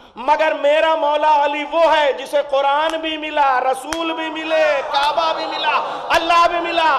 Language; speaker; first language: Hindi; native; Hindi